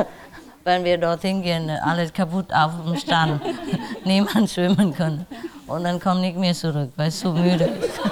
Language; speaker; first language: German; non-native, learner; Vietnamese